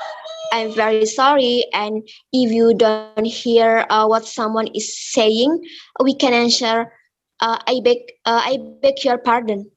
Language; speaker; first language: English; non-native, learner; Indonesian